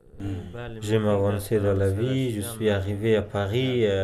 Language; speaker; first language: French; non-native, fluent; Persian